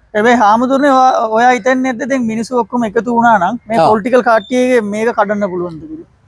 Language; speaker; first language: Sinhala; non-native, local second language; Tamil